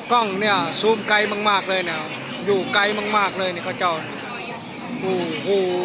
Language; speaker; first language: Thai; native; Thai